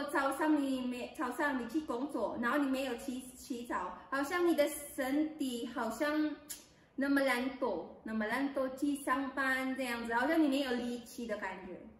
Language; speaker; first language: Chinese; non-native, learner; Filipino